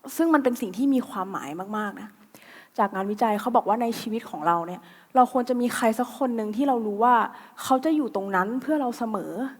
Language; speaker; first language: Thai; native; Thai